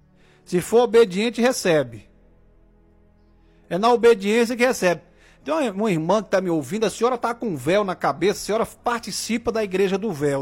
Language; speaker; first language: Portuguese; native; Portuguese